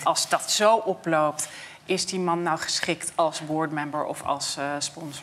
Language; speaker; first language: Dutch; non-native, fluent; English